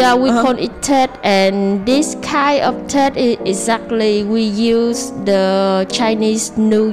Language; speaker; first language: English; non-native, learner; Vietnamese